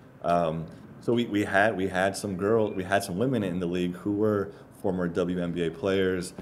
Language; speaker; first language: English; native; English